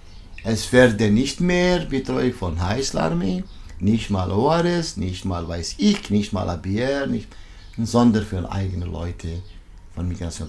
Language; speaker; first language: German; non-native, learner; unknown